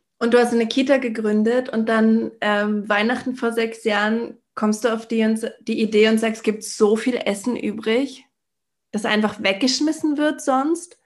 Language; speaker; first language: German; native; German